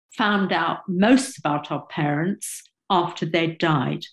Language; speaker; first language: English; native; English